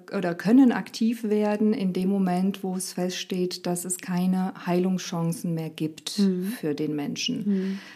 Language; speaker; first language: German; early bilingual, other home language; Romanian